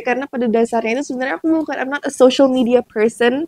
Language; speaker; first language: Indonesian; early bilingual, heritage; Indonesian